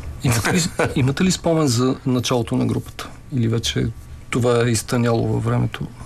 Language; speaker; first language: Bulgarian; native; Bulgarian